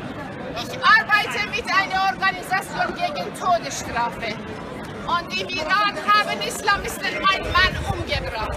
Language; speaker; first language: German; non-native, learner; Persian